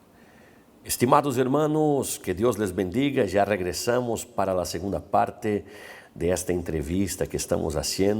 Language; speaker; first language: Spanish; non-native, fluent; Portuguese